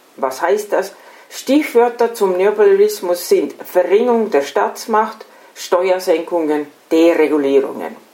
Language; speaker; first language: German; non-native, fluent; Estonian